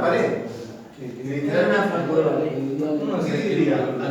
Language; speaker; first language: Spanish; native; Spanish